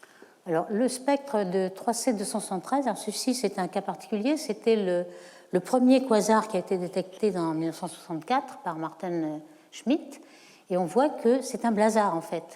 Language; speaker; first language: French; native; French